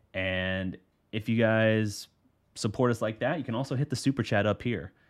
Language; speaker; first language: English; native; English